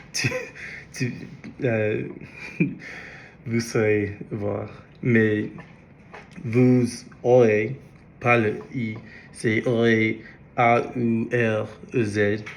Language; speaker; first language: French; non-native, learner; English